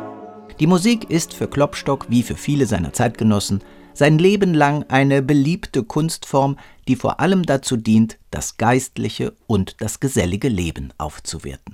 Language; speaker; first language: German; native; German